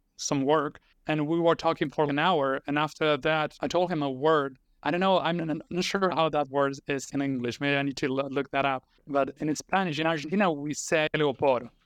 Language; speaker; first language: English; non-native, fluent; Spanish